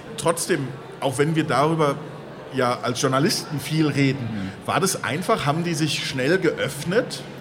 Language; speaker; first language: German; native; German